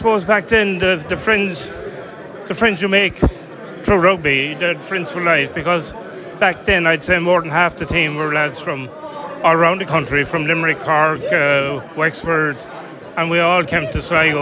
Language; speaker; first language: English; native; English